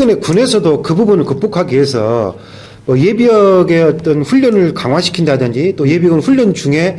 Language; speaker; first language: Korean; native; Korean